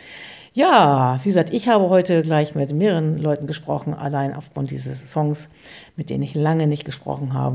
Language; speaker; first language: German; native; German